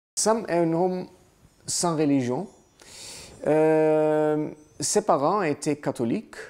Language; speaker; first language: French; non-native, learner; Dutch